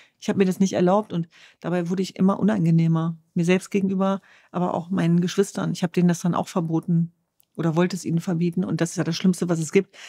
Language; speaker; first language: German; early bilingual, other home language; Kurdish